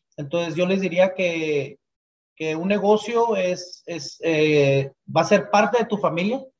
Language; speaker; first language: Spanish; native; Spanish